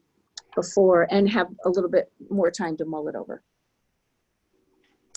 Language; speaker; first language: English; native; English